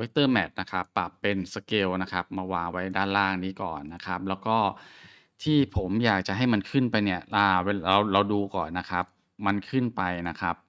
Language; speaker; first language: Thai; native; Thai